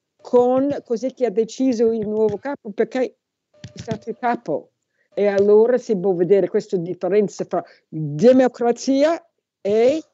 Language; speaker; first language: Italian; non-native, learner; English